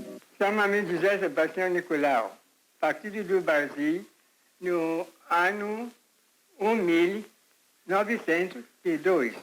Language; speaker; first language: Portuguese; early bilingual, heritage; Portuguese